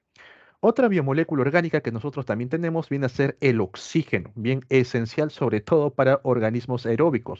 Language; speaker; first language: Spanish; native; Spanish